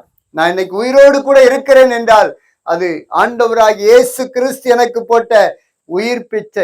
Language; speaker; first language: Tamil; native; Tamil